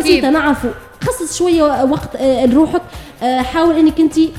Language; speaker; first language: Arabic; native; Arabic